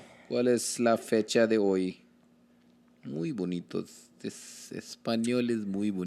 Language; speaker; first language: Spanish; non-native, learner; Hindi